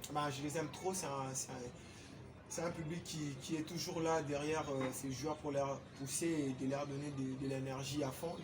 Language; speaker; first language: French; non-native, local second language; Lingala